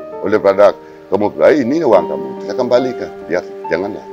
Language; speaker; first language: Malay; non-native, local second language; Balinese